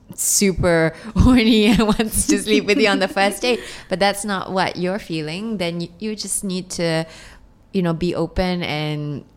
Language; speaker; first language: English; non-native, local second language; Cantonese